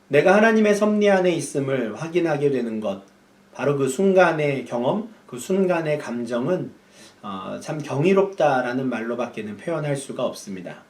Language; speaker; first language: Korean; native; Korean